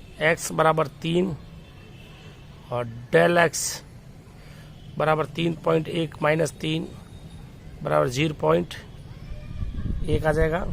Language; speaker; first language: Hindi; native; Hindi